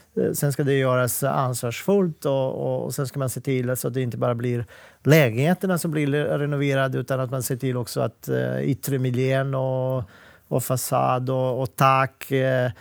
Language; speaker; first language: Swedish; non-native, fluent; Serbian